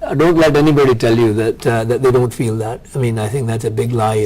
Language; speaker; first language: English; non-native, local second language; Punjabi